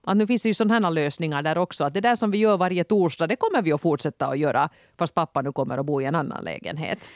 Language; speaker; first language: Swedish; native; Swedish